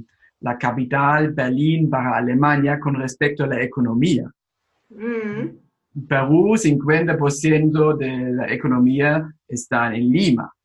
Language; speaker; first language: Spanish; non-native, fluent; German